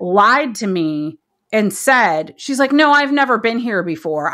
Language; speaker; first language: English; native; English